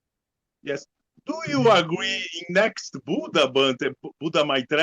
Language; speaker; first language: English; non-native, learner; Portuguese